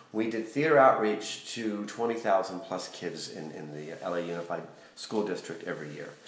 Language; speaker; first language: English; native; English